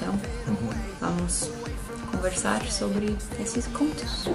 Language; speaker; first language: Portuguese; non-native, fluent; English